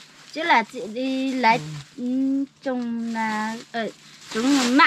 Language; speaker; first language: Vietnamese; non-native, local second language; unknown